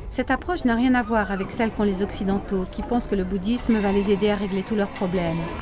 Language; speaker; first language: French; native; French